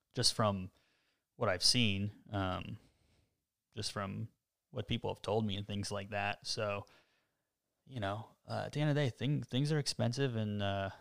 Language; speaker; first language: English; native; English